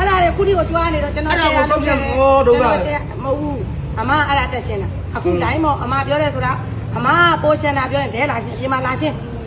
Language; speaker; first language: Burmese; native; Burmese